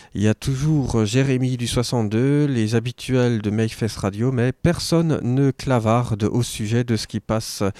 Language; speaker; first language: French; native; French